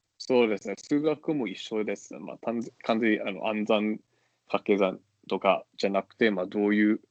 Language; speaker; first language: Japanese; non-native, fluent; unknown